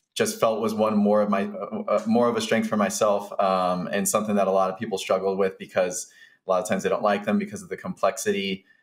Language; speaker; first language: English; native; English